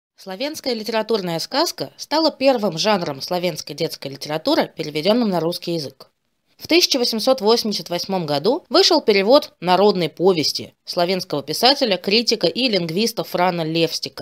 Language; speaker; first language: Russian; native; Russian